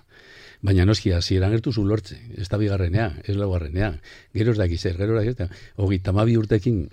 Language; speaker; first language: Basque; non-native, local second language; Spanish